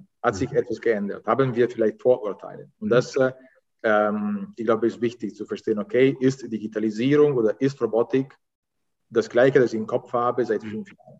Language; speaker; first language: German; non-native, fluent; Italian